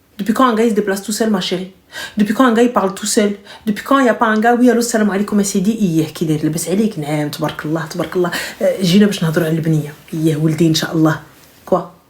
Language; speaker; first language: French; early bilingual, other home language; Arabic